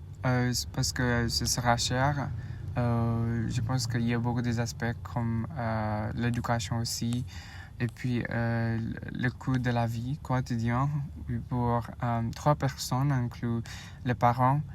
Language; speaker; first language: French; non-native, learner; Indonesian